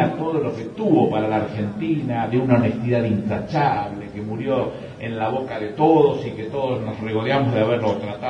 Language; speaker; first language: Spanish; native; Spanish